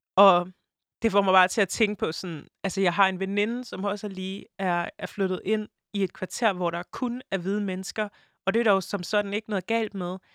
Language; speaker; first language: Danish; early bilingual, other home language; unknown